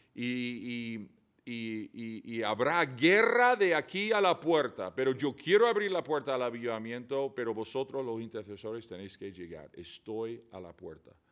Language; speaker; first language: Spanish; non-native, fluent; English